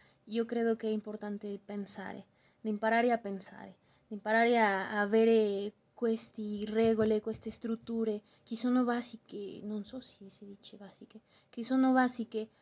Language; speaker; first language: Italian; non-native, learner; Spanish